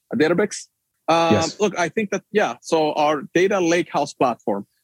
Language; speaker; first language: English; non-native, fluent; Swedish